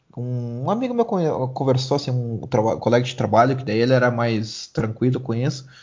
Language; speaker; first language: Portuguese; native; Portuguese